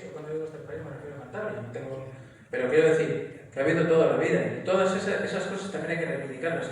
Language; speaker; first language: Spanish; native; Spanish